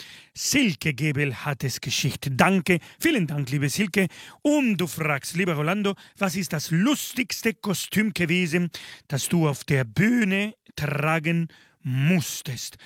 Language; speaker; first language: German; non-native, fluent; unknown